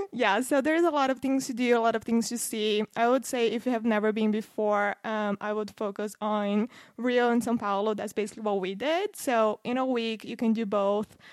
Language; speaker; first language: English; non-native, fluent; Portuguese